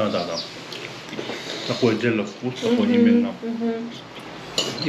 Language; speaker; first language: Russian; non-native, learner; Korean